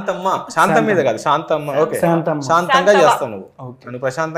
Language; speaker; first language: Telugu; native; Telugu